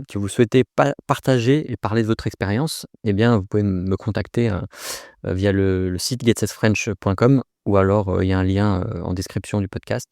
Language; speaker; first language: French; native; French